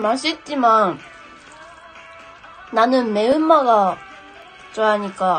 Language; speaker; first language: Korean; non-native, learner; Japanese